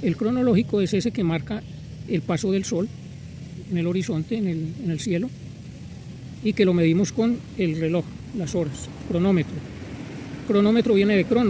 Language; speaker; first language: Spanish; native; Spanish